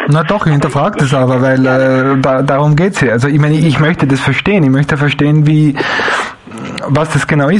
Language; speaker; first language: German; native; German